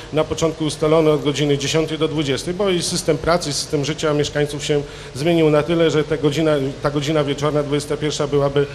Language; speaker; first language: Polish; native; Polish